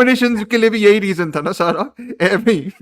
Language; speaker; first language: Hindi; native; Hindi